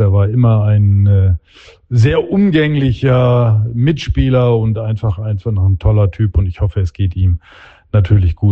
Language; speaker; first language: German; native; German